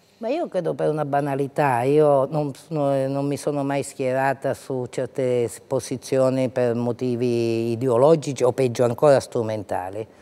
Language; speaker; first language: Italian; native; Italian